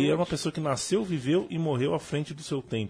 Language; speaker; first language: Portuguese; native; Portuguese